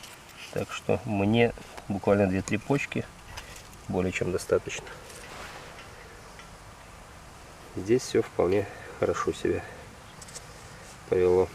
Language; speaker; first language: Russian; native; Russian